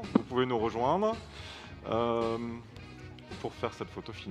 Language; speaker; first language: French; native; French